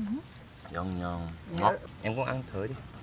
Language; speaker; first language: Vietnamese; non-native, learner; Korean